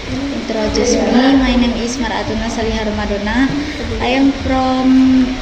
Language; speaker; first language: English; non-native, learner; Indonesian